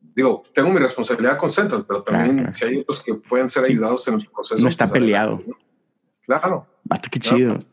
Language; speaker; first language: Spanish; native; Spanish